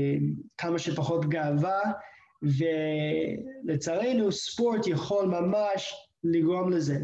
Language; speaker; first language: Hebrew; non-native, fluent; English